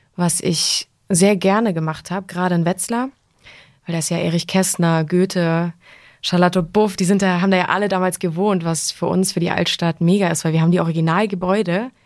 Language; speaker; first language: German; native; German